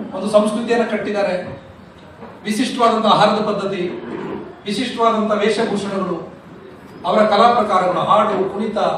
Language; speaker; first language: Kannada; non-native, local second language; Lambadi